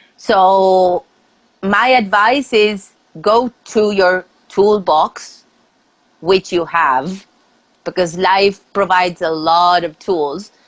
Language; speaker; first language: English; non-native, fluent; Spanish